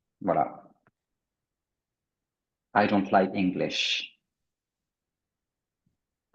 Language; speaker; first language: English; non-native, fluent; French